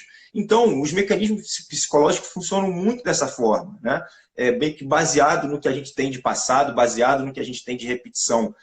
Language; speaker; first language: Portuguese; native; Portuguese